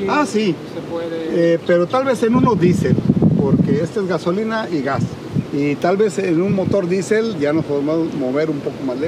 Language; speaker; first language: Spanish; native; Spanish